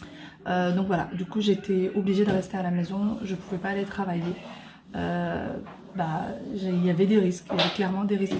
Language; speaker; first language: French; native; French